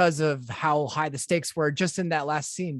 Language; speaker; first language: English; native; English